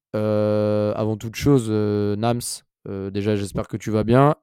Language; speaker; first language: French; native; French